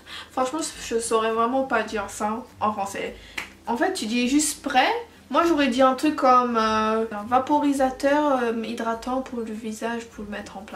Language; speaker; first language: French; early bilingual, heritage; French